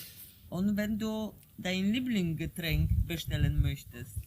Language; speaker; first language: German; non-native, fluent; Polish